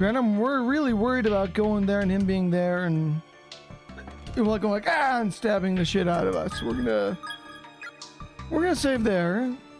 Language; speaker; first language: English; native; English